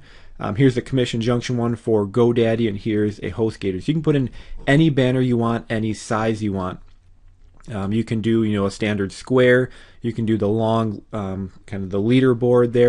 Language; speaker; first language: English; native; English